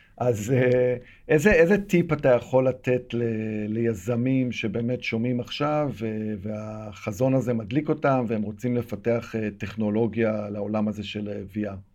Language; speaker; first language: Hebrew; native; Hebrew